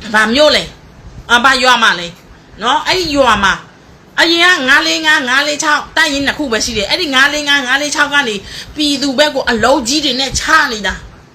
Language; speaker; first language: Burmese; non-native, local second language; S'gaw Karen